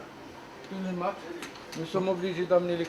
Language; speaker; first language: French; native; French